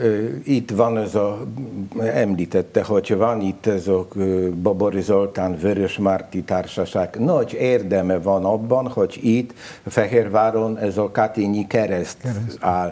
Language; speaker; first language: Hungarian; non-native, learner; Polish